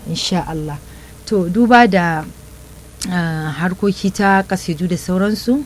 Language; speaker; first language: Hausa; native; Hausa